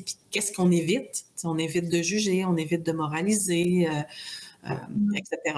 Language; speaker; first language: French; native; French